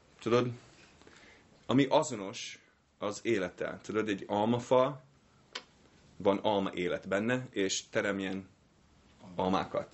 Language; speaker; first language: Hungarian; non-native, fluent; English